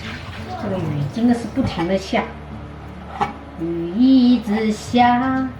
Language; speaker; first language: Chinese; native; Chinese